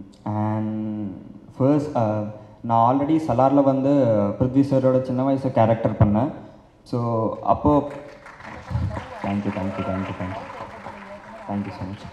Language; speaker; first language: Tamil; non-native, learner; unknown